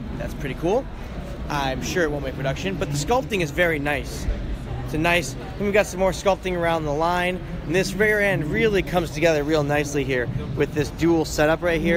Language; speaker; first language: English; native; English